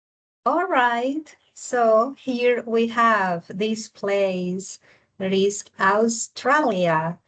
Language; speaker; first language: English; non-native, fluent; Spanish